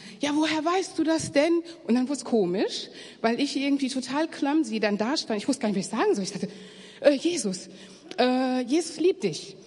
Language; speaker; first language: German; native; German